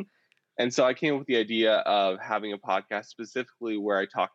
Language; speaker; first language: English; native; English